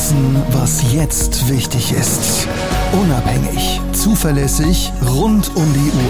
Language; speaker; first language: German; native; German